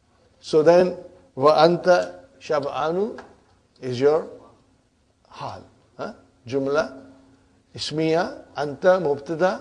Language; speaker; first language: Arabic; non-native, fluent; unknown